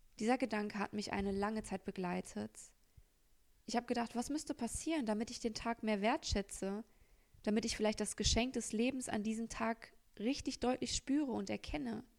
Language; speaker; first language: German; native; German